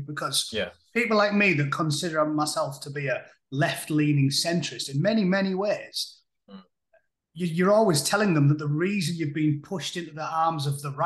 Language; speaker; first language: English; native; English